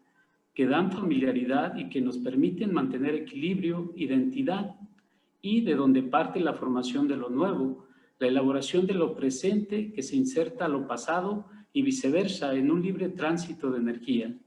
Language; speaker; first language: Spanish; native; Spanish